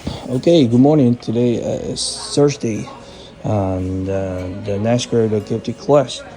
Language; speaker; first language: English; non-native, fluent; Chinese